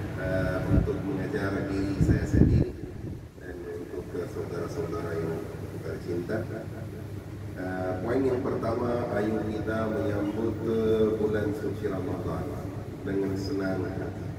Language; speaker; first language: Indonesian; non-native, fluent; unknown